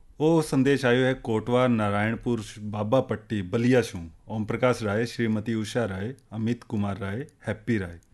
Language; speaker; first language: Hindi; native; Hindi